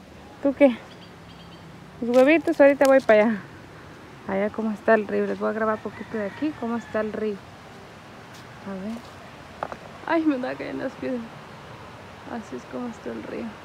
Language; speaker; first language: Spanish; native; Spanish